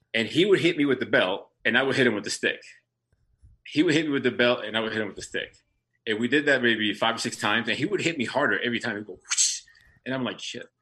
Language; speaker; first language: English; early bilingual, other home language; Spanish